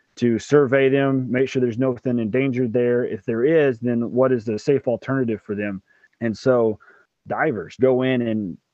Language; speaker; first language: English; native; English